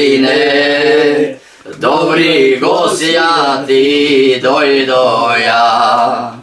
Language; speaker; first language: Macedonian; native; Macedonian